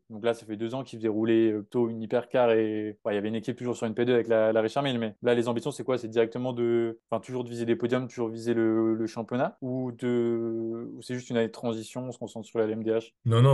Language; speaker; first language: French; native; French